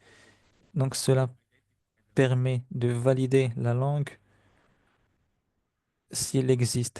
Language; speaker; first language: French; non-native, fluent; Spanish